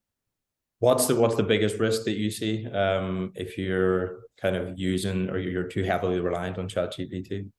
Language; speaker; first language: English; native; English